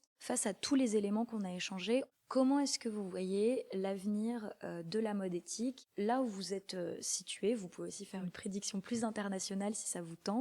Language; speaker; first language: French; native; French